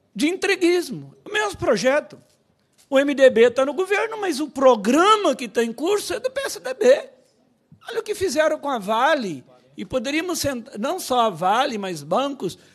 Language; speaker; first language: Portuguese; native; Portuguese